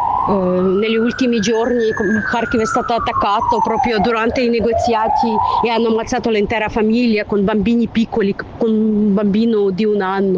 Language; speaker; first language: Italian; non-native, fluent; Ukrainian